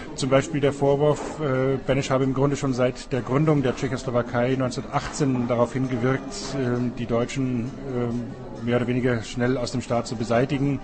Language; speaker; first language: German; native; German